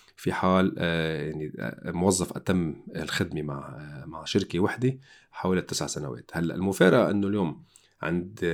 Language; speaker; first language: Arabic; native; Arabic